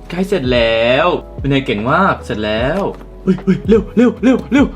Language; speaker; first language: Thai; non-native, fluent; Korean